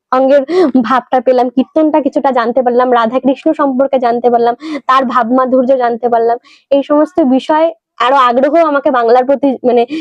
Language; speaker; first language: Bangla; native; Bangla